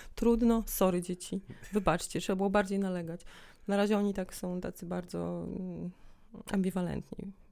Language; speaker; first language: Polish; native; Polish